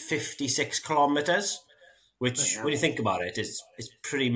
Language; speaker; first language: English; native; English